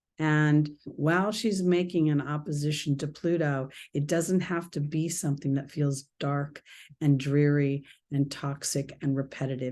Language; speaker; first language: English; native; English